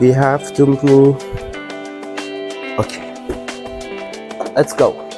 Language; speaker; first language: English; non-native, learner; Persian